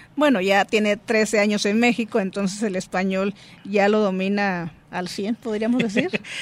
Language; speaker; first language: Spanish; native; Spanish